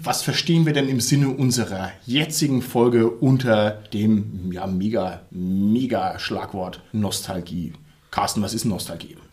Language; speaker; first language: German; native; German